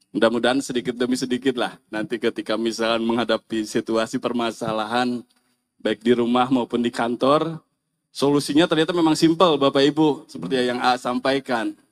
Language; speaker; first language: Indonesian; native; Indonesian